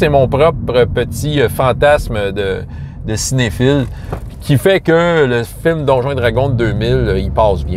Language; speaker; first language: French; native; French